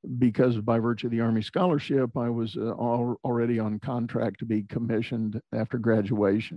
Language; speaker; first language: English; native; English